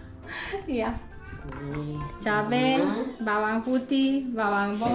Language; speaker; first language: Indonesian; non-native, learner; Serbian